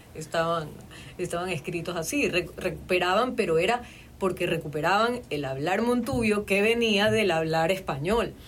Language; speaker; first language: Spanish; native; Spanish